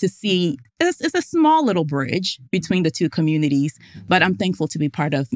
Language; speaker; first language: English; native; English